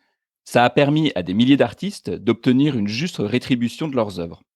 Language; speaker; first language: French; native; French